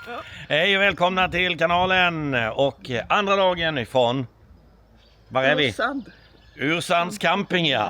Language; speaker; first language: Swedish; native; Swedish